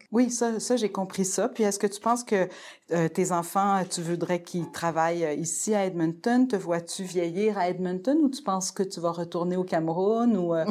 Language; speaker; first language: French; native; French